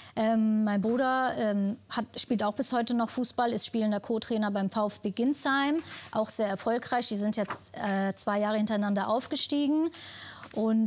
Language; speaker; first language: German; native; German